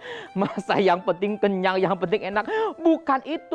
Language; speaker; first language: Indonesian; native; Indonesian